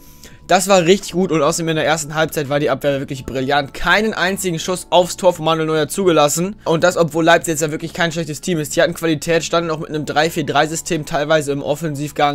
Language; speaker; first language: German; native; German